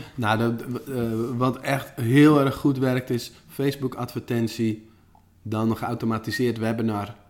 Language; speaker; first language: Dutch; native; Dutch